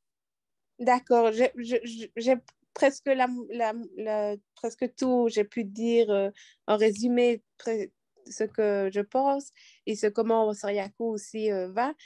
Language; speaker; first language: French; non-native, fluent; Quechua